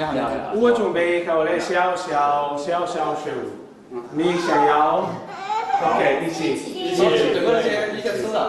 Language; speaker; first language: Chinese; non-native, learner; Italian